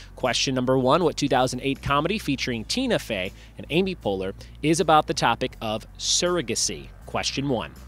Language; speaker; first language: English; native; English